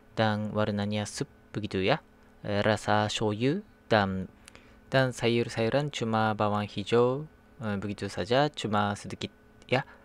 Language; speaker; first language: Indonesian; non-native, learner; Japanese